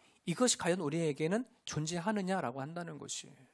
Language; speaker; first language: Korean; native; Korean